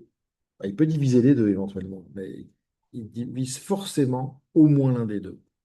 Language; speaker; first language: French; native; French